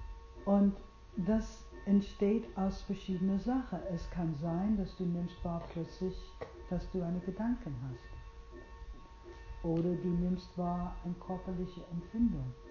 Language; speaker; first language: German; non-native, fluent; English